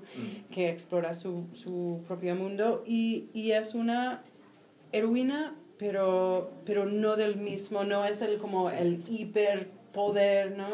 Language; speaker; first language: Spanish; non-native, fluent; English